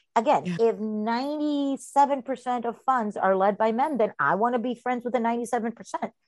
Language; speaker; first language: English; early bilingual, heritage; Spanish